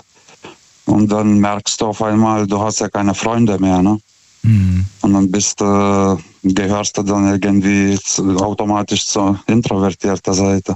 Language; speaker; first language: German; non-native, fluent; Lithuanian